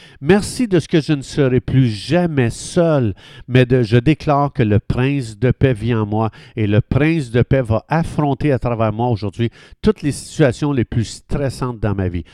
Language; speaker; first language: French; native; French